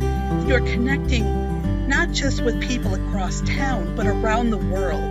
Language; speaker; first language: English; native; English